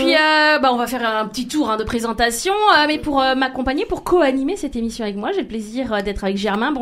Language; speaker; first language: French; native; French